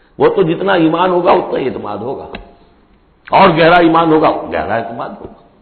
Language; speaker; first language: Urdu; native; Urdu